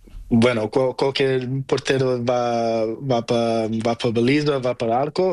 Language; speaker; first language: Spanish; non-native, learner; Portuguese